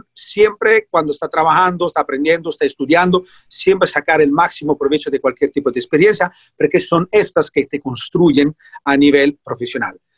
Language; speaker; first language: Spanish; non-native, fluent; Italian